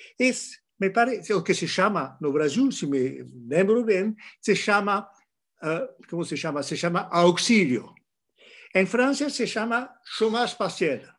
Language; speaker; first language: Portuguese; non-native, fluent; French